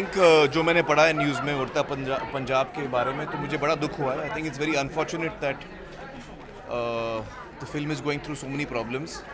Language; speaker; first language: Hindi; native; Hindi